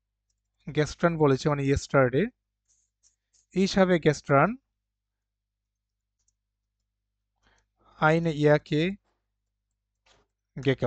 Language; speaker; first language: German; non-native, fluent; Bangla